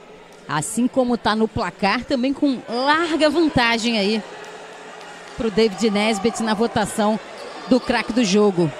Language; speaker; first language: Portuguese; native; Portuguese